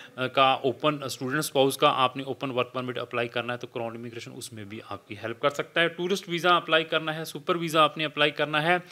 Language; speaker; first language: Hindi; non-native, local second language; Punjabi